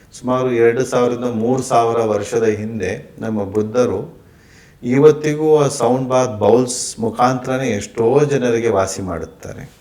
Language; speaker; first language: Kannada; non-native, local second language; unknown